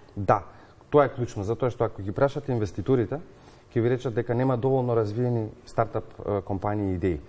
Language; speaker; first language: Macedonian; native; Macedonian